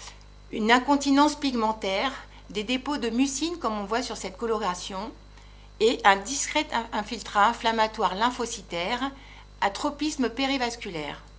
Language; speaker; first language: French; native; French